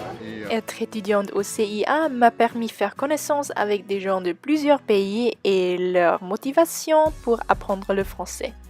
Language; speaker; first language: French; non-native, local second language; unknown